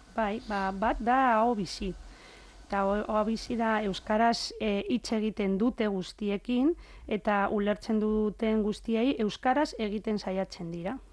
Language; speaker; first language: Basque; non-native, local second language; Spanish